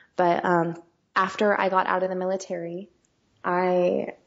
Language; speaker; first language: English; native; English